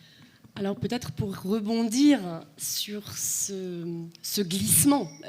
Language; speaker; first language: French; native; French